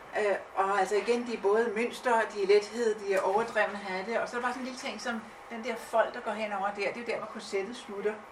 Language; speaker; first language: Danish; native; Danish